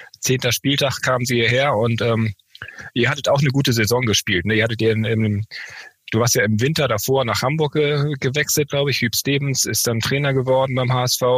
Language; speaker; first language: German; native; German